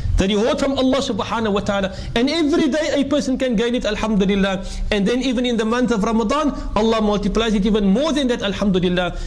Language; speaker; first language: English; native; English